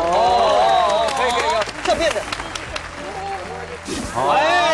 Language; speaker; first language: Chinese; native; Chinese